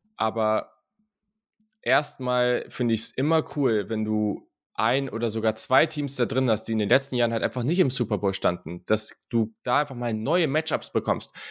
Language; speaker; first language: German; native; German